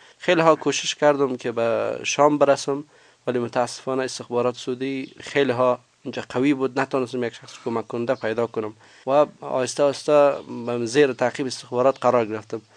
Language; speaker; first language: Persian; native; Persian